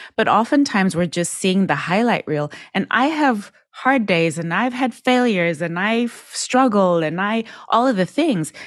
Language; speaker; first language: English; non-native, local second language; Shona